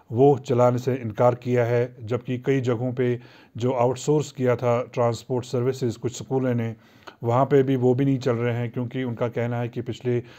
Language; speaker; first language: Hindi; non-native, local second language; Kashmiri